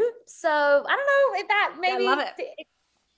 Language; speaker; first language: English; native; English